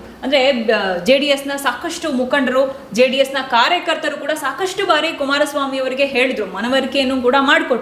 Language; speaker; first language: Kannada; native; Kannada